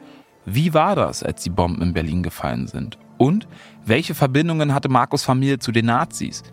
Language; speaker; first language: German; native; German